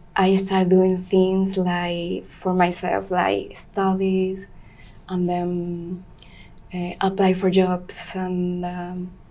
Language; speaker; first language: English; non-native, learner; Spanish